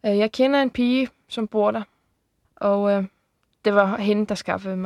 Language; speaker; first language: Danish; early bilingual, heritage; Icelandic